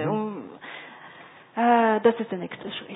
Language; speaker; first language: German; non-native, fluent; Italian